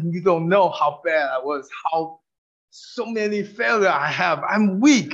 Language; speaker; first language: English; non-native, fluent; Min Nan Chinese